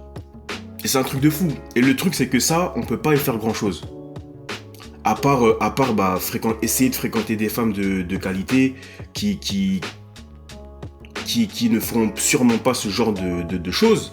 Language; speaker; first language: French; native; French